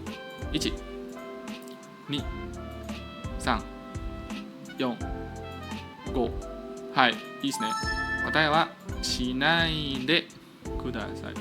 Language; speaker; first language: Japanese; non-native, fluent; Indonesian